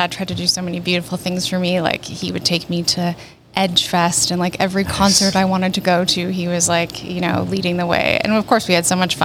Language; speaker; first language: English; native; English